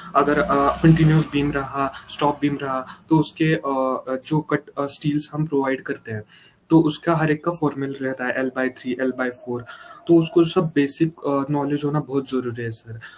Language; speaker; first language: Hindi; non-native, local second language; Marathi